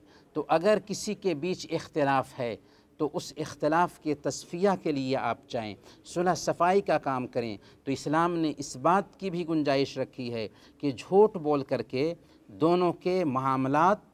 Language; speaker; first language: Urdu; native; Urdu